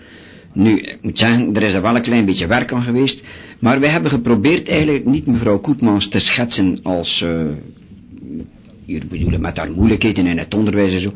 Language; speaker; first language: Dutch; native; Dutch